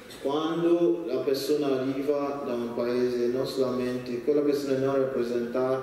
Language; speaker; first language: Italian; non-native, learner; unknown